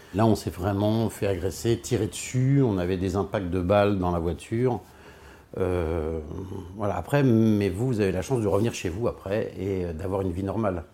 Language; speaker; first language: French; native; French